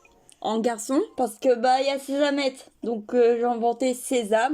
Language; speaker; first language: French; native; French